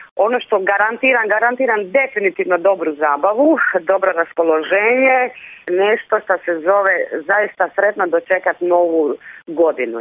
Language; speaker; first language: Croatian; native; Croatian